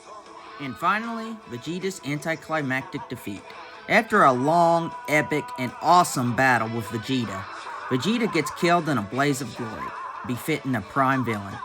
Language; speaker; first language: English; native; English